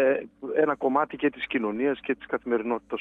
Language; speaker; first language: Greek; native; Greek